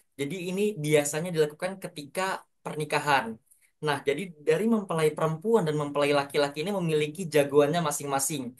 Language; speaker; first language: Indonesian; native; Indonesian